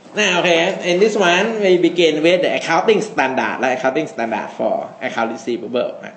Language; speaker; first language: English; non-native, fluent; Thai